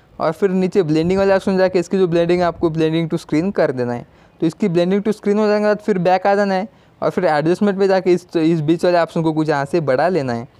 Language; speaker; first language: Hindi; non-native, local second language; Marathi